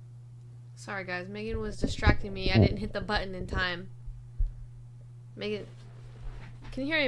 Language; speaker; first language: English; native; English